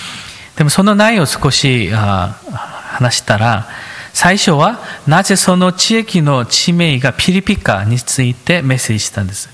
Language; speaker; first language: Japanese; non-native, fluent; Korean